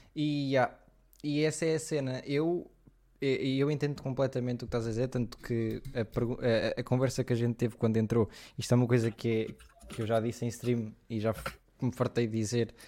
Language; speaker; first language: Portuguese; native; Portuguese